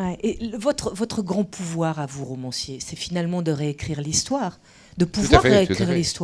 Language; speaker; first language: French; native; French